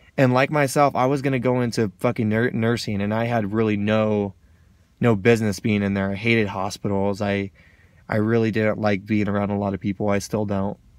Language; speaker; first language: English; native; English